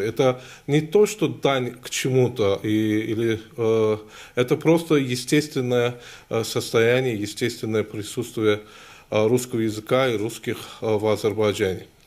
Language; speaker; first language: Russian; non-native, local second language; Azerbaijani